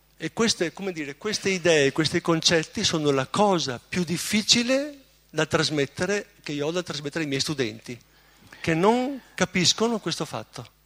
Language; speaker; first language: Italian; native; Italian